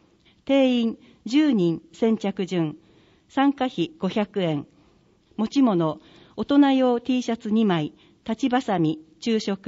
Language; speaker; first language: Japanese; native; Japanese